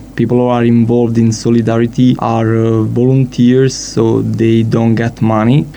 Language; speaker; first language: English; non-native, fluent; Italian